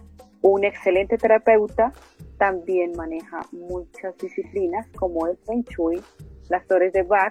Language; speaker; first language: Spanish; native; Spanish